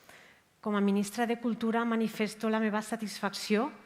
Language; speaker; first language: Catalan; native; Catalan